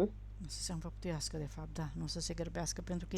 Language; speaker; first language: Romanian; native; Romanian